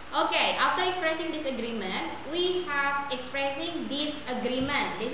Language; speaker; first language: English; non-native, fluent; Indonesian